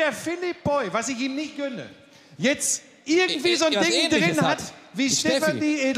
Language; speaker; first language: German; native; German